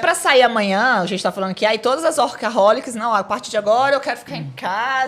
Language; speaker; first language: Portuguese; native; Portuguese